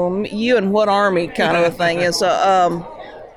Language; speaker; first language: English; native; English